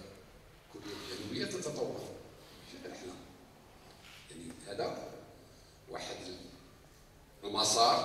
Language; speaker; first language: Arabic; native; Arabic